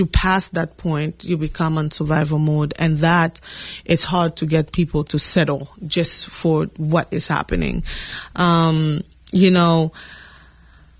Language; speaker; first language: English; non-native, fluent; French